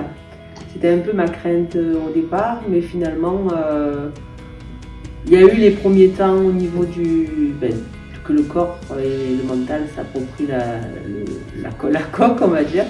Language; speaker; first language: French; native; French